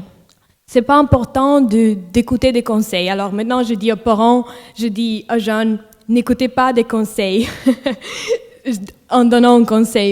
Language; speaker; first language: French; non-native, local second language; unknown